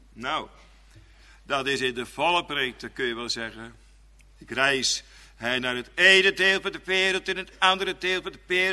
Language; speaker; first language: Dutch; native; Dutch